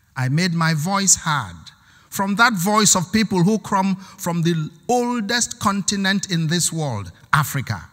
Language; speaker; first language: English; non-native, local second language; Igbo